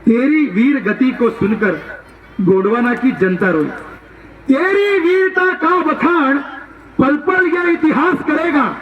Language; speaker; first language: Hindi; non-native, local second language; Marathi